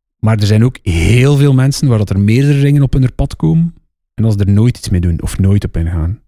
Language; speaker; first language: Dutch; non-native, local second language; French